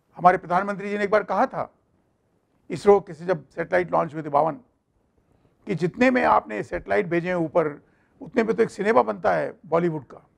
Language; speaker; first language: Hindi; non-native, local second language; Marathi